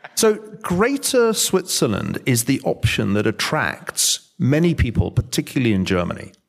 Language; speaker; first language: English; native; English